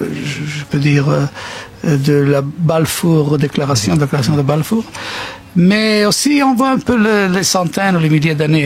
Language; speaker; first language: French; non-native, fluent; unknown